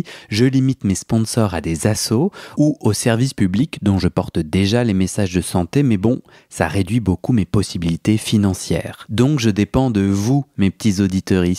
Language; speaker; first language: French; native; French